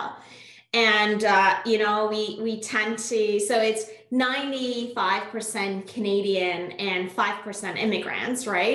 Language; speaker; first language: English; non-native, fluent; Persian